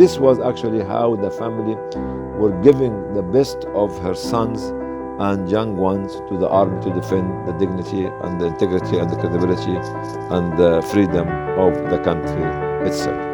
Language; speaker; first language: English; non-native, fluent; Arabic